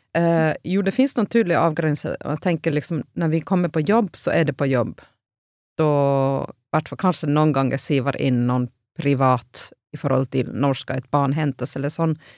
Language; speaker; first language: Norwegian; non-native, fluent; Finnish